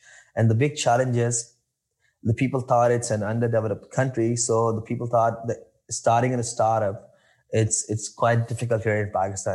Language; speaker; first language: English; non-native, local second language; Urdu